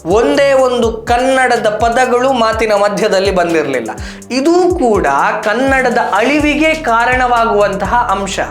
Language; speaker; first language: Kannada; native; Kannada